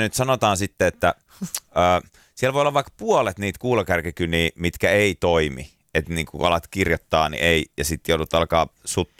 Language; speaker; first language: Finnish; native; Finnish